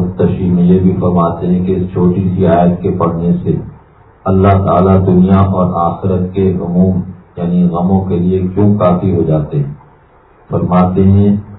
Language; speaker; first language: Urdu; native; Urdu